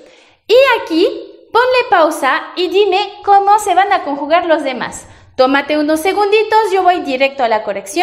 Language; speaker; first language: Spanish; non-native, fluent; French